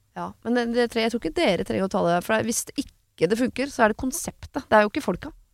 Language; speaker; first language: Norwegian; native; Norwegian